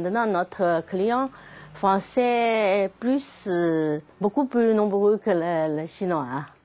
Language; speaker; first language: French; non-native, learner; Chinese